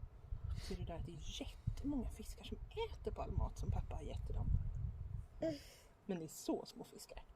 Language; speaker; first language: Swedish; native; Swedish